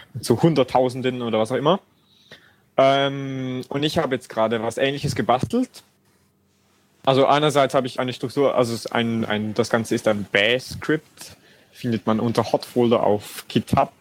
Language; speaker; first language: German; native; German